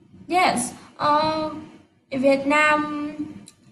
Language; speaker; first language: English; non-native, learner; Vietnamese